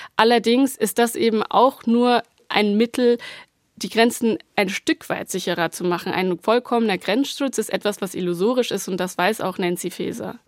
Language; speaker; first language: German; native; German